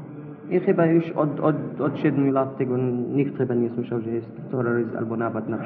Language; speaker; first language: Polish; non-native, learner; Arabic